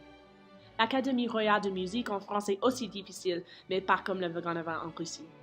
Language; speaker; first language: French; non-native, learner; English